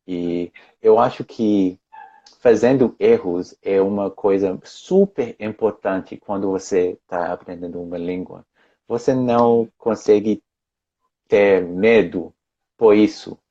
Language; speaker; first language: Portuguese; non-native, fluent; English